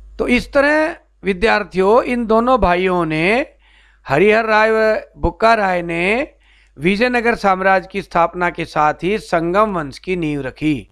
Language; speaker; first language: Hindi; native; Hindi